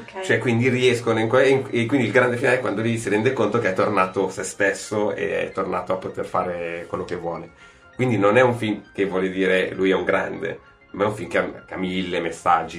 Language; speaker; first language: Italian; native; Italian